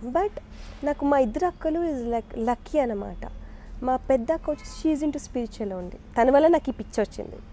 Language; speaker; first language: Telugu; native; Telugu